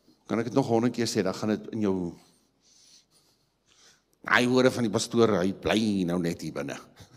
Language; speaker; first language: Afrikaans; native; Afrikaans